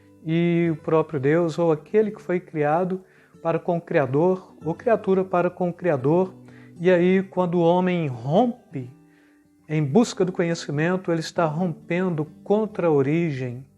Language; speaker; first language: Portuguese; native; Portuguese